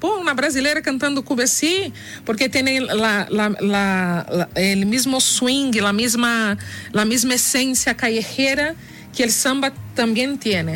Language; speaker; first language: Spanish; non-native, fluent; Portuguese